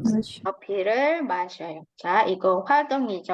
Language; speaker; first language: Korean; non-native, fluent; Indonesian